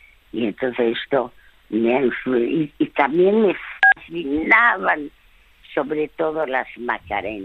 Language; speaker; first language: Spanish; early bilingual, other home language; French